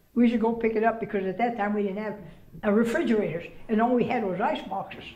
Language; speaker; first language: English; native; English